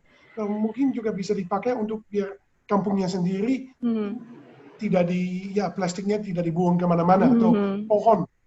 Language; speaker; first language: Indonesian; non-native, fluent; Dutch